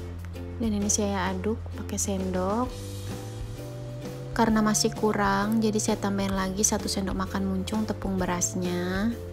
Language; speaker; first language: Indonesian; native; Indonesian